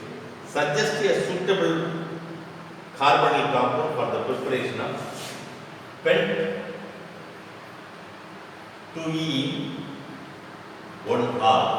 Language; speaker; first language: English; non-native, local second language; Tamil